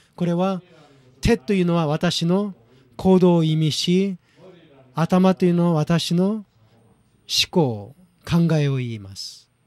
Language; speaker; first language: Japanese; non-native, fluent; Korean